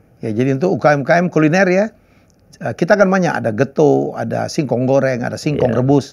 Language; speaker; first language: Indonesian; native; Indonesian